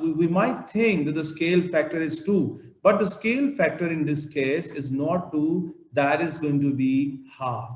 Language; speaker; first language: English; non-native, local second language; Urdu